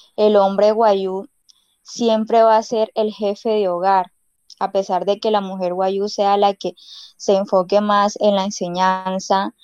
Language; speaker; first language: Spanish; non-native, local second language; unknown